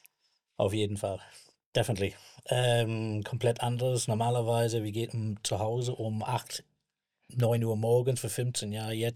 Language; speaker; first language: German; non-native, learner; English